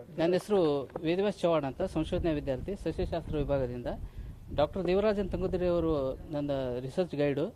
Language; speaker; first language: Kannada; non-native, local second language; Lambadi